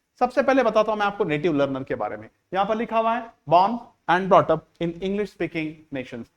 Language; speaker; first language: Hindi; non-native, local second language; Marathi